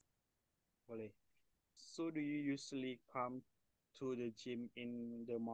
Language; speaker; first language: English; non-native, learner; Indonesian